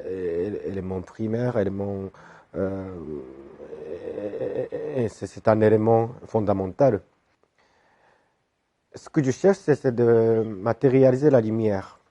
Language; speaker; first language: French; non-native, fluent; Japanese